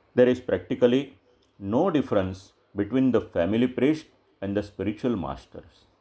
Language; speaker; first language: English; non-native, local second language; Gujarati